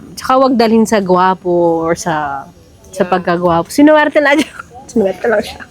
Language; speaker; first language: Filipino; native; Filipino